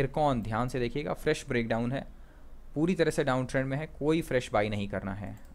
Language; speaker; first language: Hindi; native; Hindi